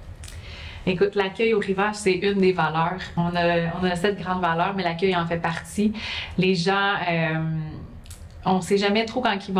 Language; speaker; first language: French; native; French